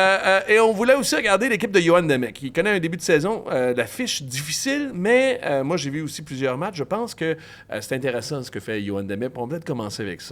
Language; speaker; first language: French; native; French